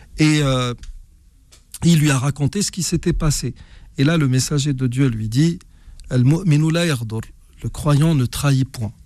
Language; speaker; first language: French; non-native, local second language; Arabic